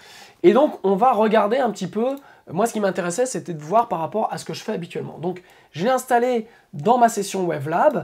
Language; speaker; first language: French; native; French